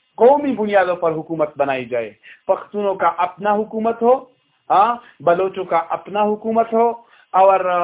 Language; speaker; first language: Urdu; non-native, local second language; Pashto